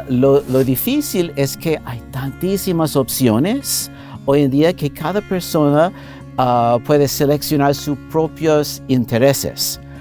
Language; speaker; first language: Spanish; non-native, fluent; English